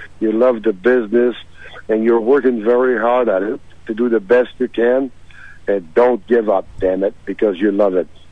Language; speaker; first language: English; non-native, fluent; French